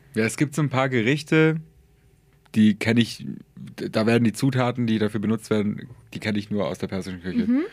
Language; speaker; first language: German; early bilingual, other home language; Persian